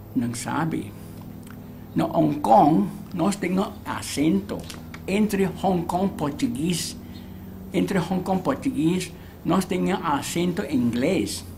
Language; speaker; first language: Portuguese; non-native, learner; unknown